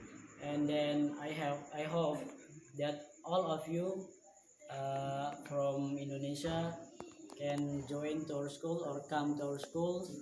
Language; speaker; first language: English; non-native, learner; Indonesian